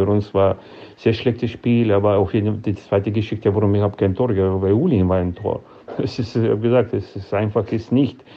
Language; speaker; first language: German; non-native, fluent; Lithuanian